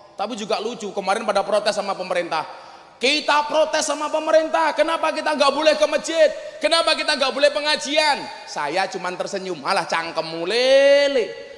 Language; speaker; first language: Indonesian; non-native, local second language; Javanese